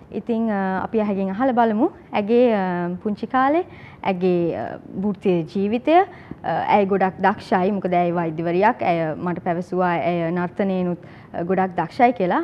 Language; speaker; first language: Sinhala; native; Sinhala